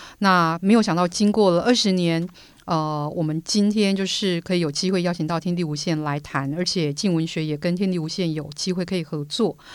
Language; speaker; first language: Chinese; native; Chinese